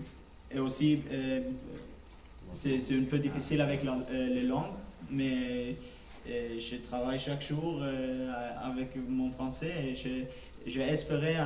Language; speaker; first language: French; non-native, learner; Norwegian